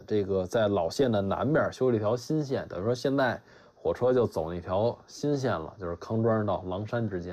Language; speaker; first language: Chinese; native; Chinese